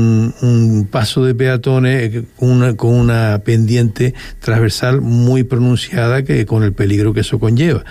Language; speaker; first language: Spanish; native; Spanish